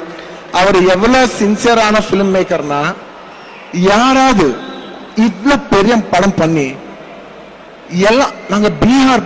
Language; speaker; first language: Tamil; non-native, local second language; Telugu